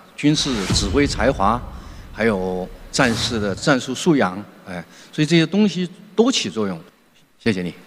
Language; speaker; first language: Chinese; native; Chinese